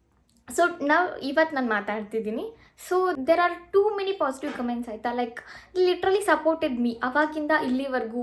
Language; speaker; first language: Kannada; native; Kannada